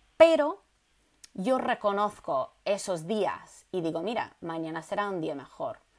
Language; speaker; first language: Spanish; non-native, fluent; English